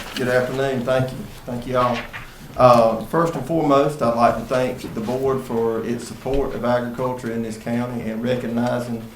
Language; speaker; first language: English; native; English